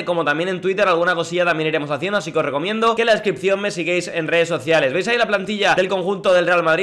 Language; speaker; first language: Spanish; native; Spanish